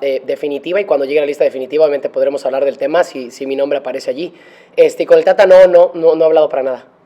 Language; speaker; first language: Spanish; native; Spanish